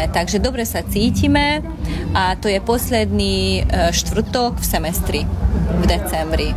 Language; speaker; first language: Slovak; non-native, local second language; Hungarian